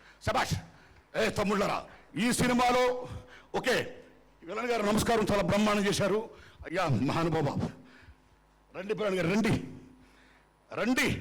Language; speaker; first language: Telugu; native; Telugu